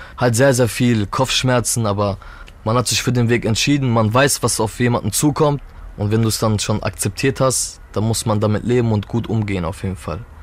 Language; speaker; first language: German; early bilingual, other home language; Turkish